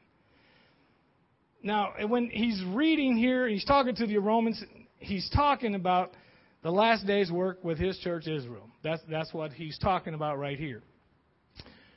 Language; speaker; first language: English; native; English